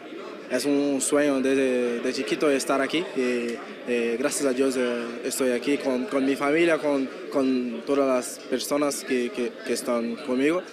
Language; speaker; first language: Spanish; non-native, learner; Portuguese